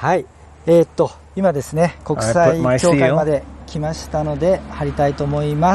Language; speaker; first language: Japanese; native; Japanese